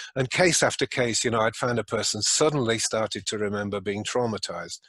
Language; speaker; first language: English; native; English